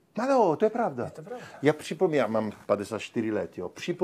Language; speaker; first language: Czech; non-native, learner; Italian